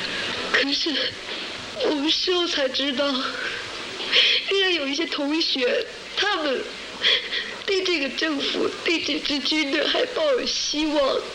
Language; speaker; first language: Chinese; native; Chinese